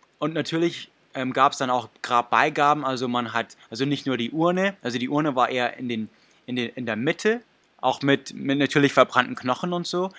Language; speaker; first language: German; non-native, fluent; English